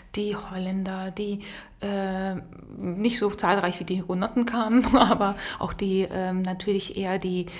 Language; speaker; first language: German; native; German